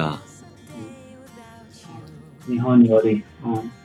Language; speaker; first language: Japanese; non-native, learner; English